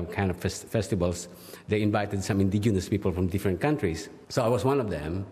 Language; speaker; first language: English; non-native, local second language; Filipino